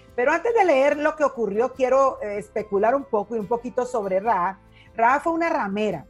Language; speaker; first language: Spanish; native; Spanish